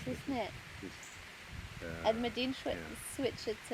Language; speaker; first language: German; early bilingual, heritage; Pennsylvania German